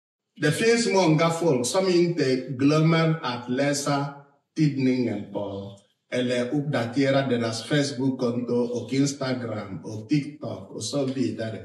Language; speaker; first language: Swedish; non-native, fluent; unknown